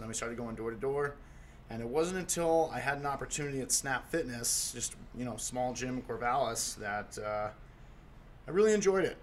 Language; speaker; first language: English; native; English